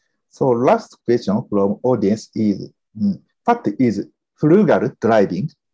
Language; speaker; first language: English; non-native, fluent; Japanese